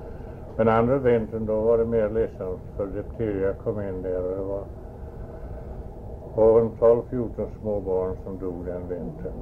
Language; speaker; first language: Swedish; early bilingual, heritage; Swedish